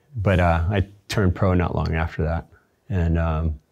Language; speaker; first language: English; native; English